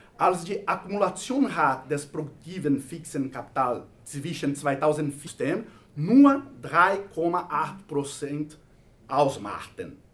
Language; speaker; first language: German; non-native, fluent; Portuguese